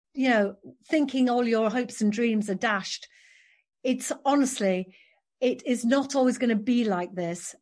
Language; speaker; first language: English; native; English